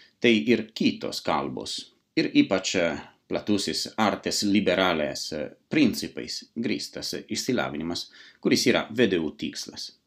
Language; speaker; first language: Lithuanian; non-native, fluent; Italian